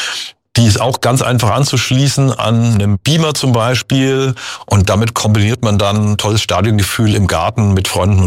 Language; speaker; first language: German; native; German